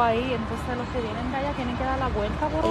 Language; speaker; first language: Spanish; native; Spanish